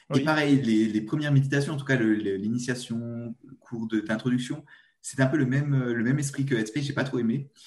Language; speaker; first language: French; native; French